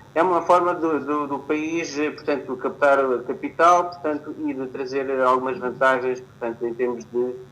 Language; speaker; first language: Portuguese; native; Portuguese